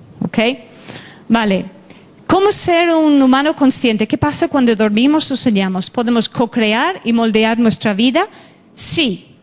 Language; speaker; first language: Spanish; non-native, fluent; English